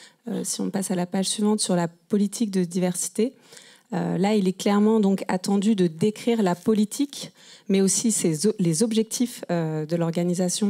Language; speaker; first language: French; native; French